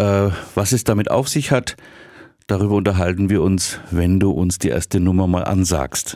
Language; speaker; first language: German; native; German